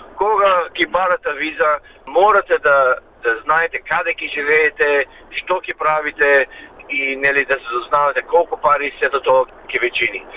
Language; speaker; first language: Macedonian; early bilingual, heritage; Macedonian